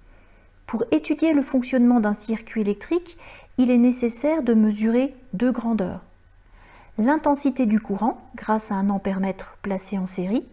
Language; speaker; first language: French; native; French